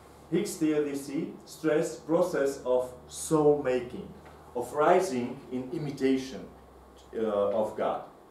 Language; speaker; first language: English; non-native, fluent; Slovak